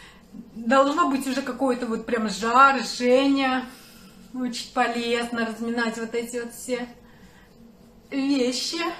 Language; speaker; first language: Russian; native; Russian